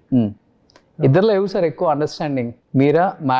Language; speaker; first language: Telugu; native; Telugu